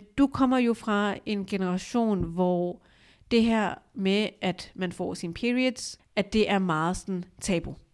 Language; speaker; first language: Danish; early bilingual, other home language; Urdu